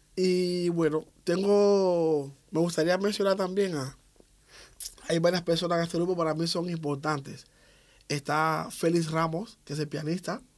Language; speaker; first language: Spanish; native; Spanish